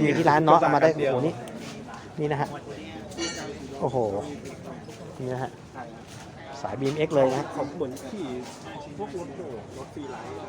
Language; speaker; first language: Thai; native; Thai